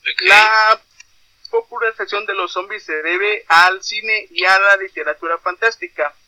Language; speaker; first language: Spanish; native; Spanish